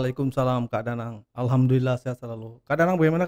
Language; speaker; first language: Indonesian; native; Indonesian